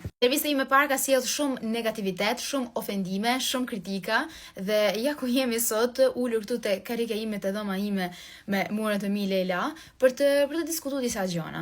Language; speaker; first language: Albanian; early bilingual, heritage; Albanian